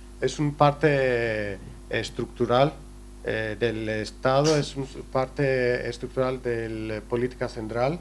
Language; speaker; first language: Spanish; non-native, learner; Greek